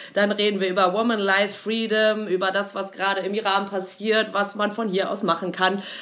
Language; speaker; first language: German; native; German